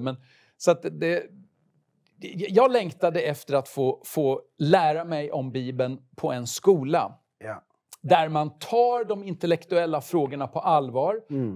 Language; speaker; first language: Swedish; native; Swedish